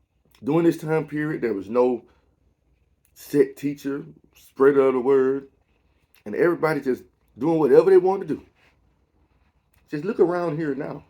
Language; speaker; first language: English; native; English